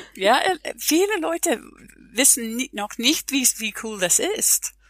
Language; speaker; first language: German; non-native, learner; English